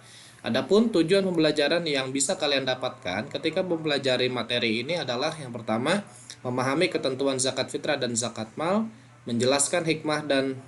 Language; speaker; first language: Indonesian; native; Indonesian